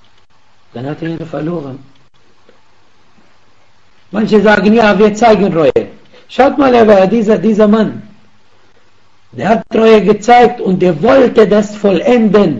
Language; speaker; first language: German; non-native, fluent; Arabic